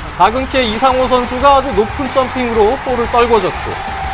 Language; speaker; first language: Korean; native; Korean